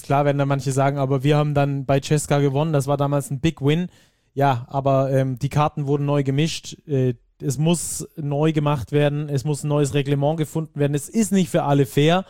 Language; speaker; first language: German; native; German